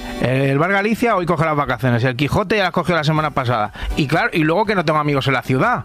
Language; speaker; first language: Spanish; native; Spanish